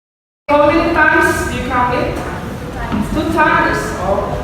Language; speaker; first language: English; non-native, fluent; Indonesian